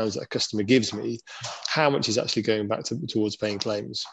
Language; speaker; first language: English; native; English